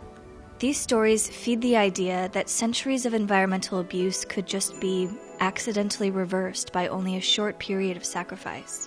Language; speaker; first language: English; native; English